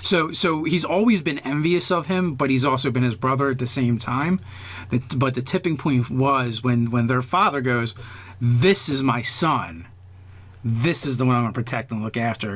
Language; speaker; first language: English; native; English